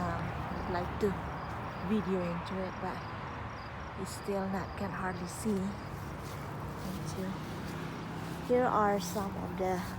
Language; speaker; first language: English; non-native, fluent; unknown